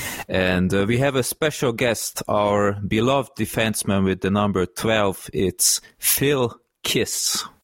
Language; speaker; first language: English; non-native, fluent; Hungarian